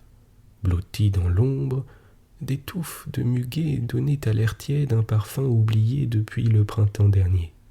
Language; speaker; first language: French; native; French